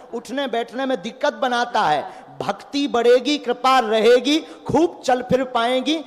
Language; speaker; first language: Hindi; native; Hindi